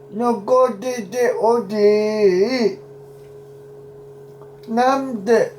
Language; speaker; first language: Japanese; non-native, learner; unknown